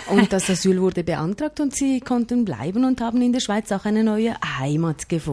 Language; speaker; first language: German; native; German